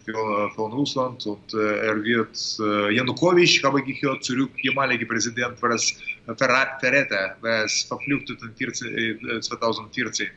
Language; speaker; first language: German; non-native, fluent; Russian